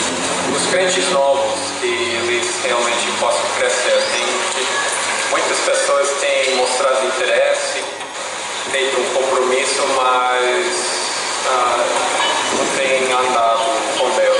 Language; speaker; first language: Portuguese; non-native, fluent; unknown